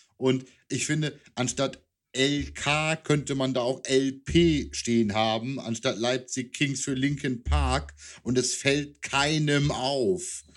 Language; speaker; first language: German; native; German